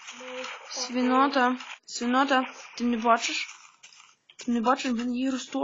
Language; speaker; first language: Ukrainian; native; Ukrainian